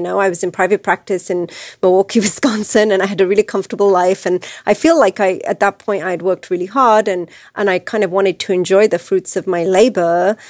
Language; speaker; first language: English; native; English